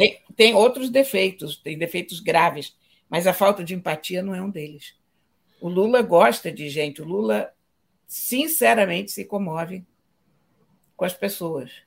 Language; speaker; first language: Portuguese; native; Portuguese